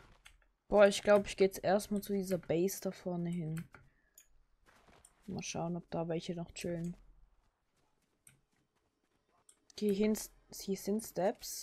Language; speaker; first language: German; native; German